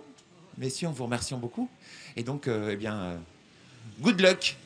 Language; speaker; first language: French; native; French